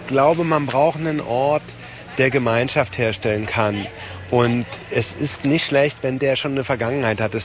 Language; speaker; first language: German; native; German